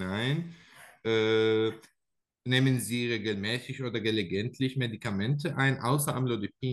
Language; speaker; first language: German; non-native, learner; Arabic